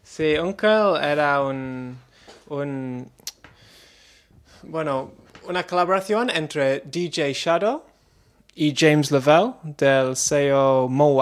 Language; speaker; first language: Spanish; non-native, learner; English